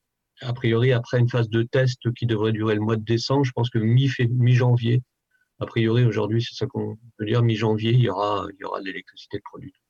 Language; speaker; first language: French; native; French